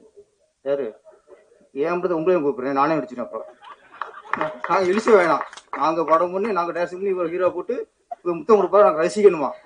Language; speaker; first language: Tamil; native; Tamil